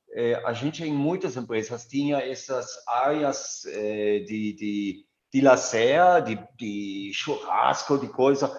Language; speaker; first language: Portuguese; non-native, fluent; German